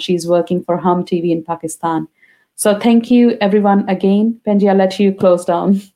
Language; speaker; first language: English; non-native, local second language; Punjabi